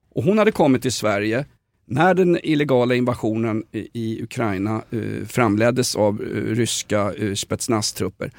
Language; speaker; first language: Swedish; native; Swedish